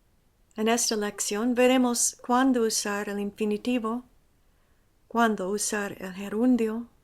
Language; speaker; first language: Spanish; non-native, fluent; English